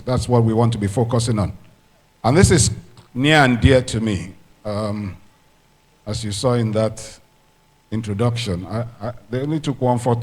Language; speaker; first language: English; non-native, local second language; Yoruba